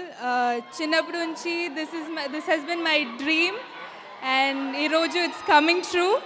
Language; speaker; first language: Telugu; non-native, learner; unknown